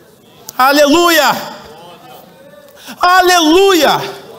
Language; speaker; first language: Portuguese; native; Portuguese